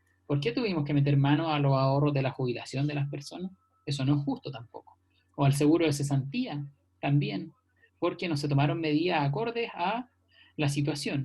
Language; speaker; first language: Spanish; native; Spanish